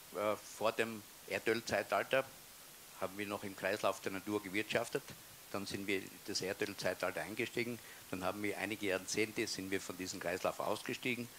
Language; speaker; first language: German; native; German